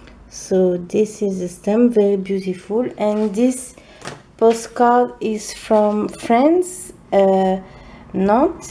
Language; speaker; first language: English; non-native, learner; French